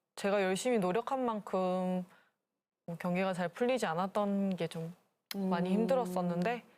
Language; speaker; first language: Korean; native; Korean